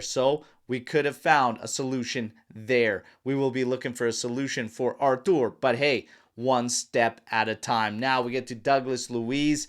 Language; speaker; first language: English; native; English